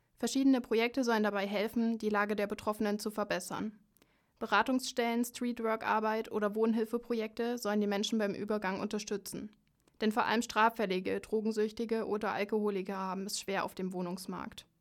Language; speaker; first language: German; native; German